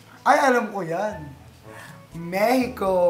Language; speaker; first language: Filipino; native; Filipino